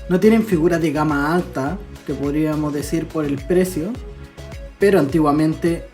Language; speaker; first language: Spanish; native; Spanish